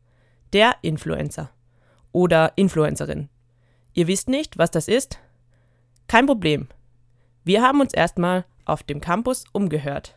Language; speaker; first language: German; native; German